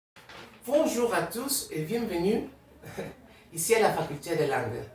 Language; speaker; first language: French; non-native, learner; Spanish